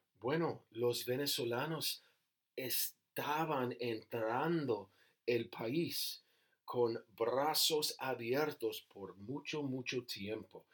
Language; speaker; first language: Spanish; non-native, learner; English